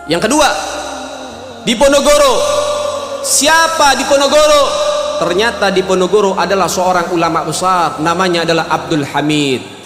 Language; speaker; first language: Indonesian; native; Indonesian